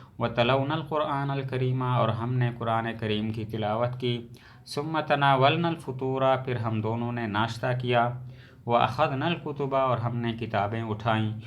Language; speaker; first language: Urdu; native; Urdu